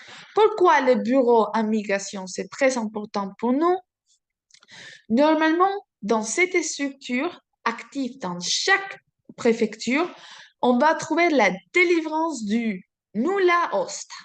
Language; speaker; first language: French; non-native, fluent; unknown